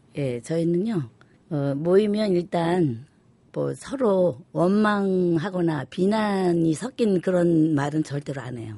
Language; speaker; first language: Korean; native; Korean